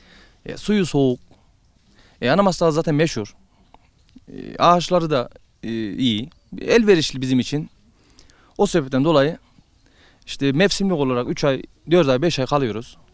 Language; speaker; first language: Turkish; native; Turkish